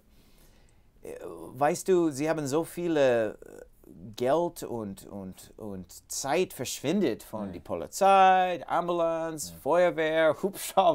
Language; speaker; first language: German; non-native, learner; English